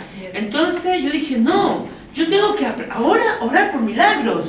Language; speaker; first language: Spanish; native; Spanish